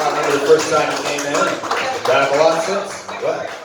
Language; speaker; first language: English; native; English